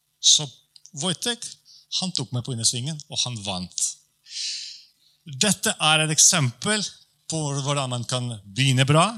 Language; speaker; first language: Norwegian; non-native, fluent; Polish